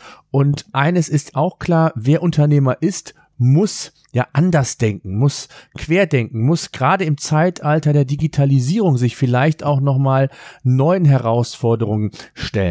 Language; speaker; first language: German; native; German